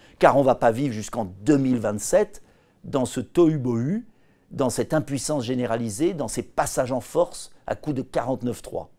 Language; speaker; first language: French; native; French